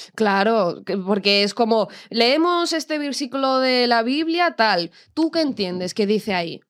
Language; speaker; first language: Spanish; early bilingual, other home language; Russian